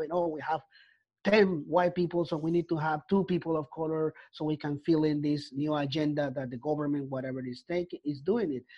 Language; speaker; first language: English; non-native, fluent; Spanish